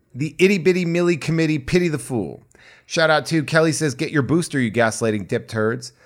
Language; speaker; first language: English; native; English